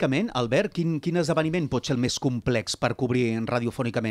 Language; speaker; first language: Catalan; native; Catalan